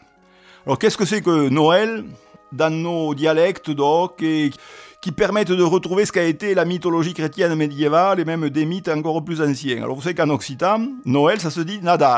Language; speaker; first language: French; native; French